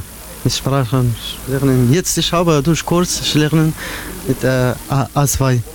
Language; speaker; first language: German; non-native, learner; Arabic